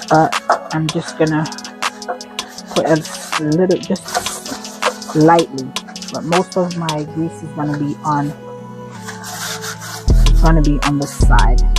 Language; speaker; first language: English; native; English